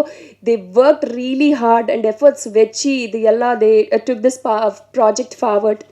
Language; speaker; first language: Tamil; non-native, learner; Telugu